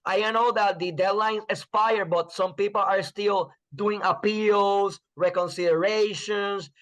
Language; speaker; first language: English; non-native, fluent; Spanish